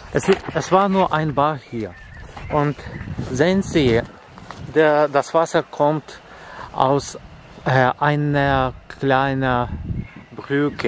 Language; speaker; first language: German; non-native, learner; Ukrainian